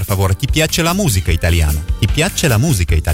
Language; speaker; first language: Italian; non-native, fluent; Russian